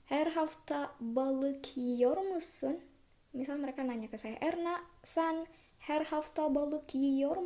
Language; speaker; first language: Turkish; non-native, fluent; Indonesian